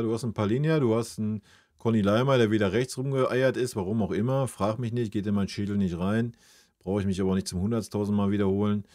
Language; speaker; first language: German; native; German